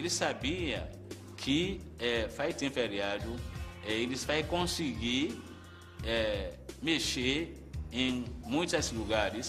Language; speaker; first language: Portuguese; non-native, fluent; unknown